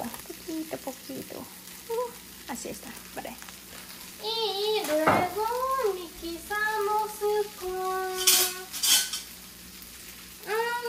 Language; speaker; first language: Spanish; non-native, learner; Japanese